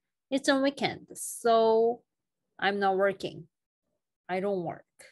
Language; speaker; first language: English; non-native, fluent; Korean